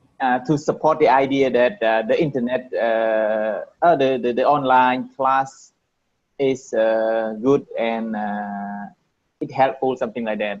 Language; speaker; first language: English; non-native, learner; Vietnamese